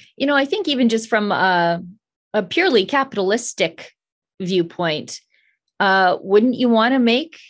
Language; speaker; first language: English; native; English